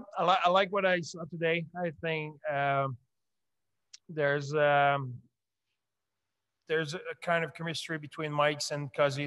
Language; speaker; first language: English; non-native, fluent; French